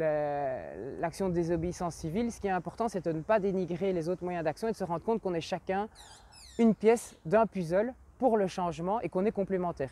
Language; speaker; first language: French; native; French